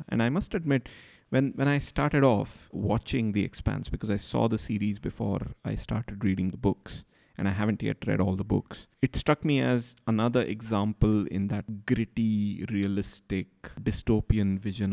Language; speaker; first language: English; non-native, local second language; Marathi